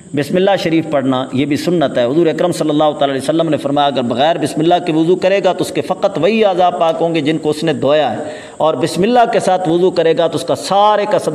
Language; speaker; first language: Urdu; native; Urdu